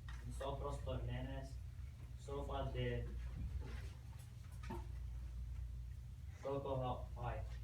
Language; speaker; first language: Spanish; non-native, learner; English